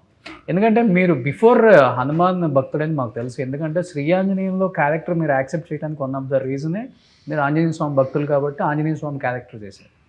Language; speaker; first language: Telugu; native; Telugu